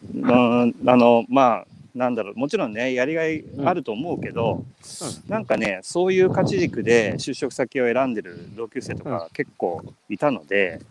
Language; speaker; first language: Japanese; native; Japanese